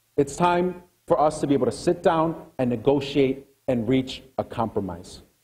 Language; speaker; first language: English; early bilingual, other home language; Spanish